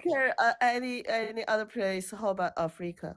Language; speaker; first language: English; non-native, learner; Chinese